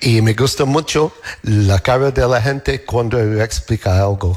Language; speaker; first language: Spanish; non-native, learner; English